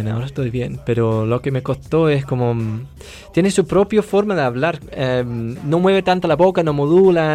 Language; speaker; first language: Spanish; non-native, fluent; English